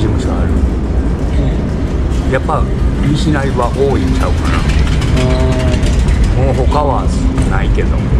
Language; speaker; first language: Japanese; native; Japanese